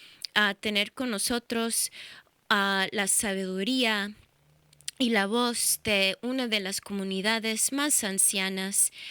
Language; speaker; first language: Spanish; early bilingual, heritage; English